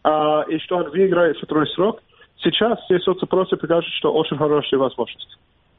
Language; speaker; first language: Russian; non-native, fluent; English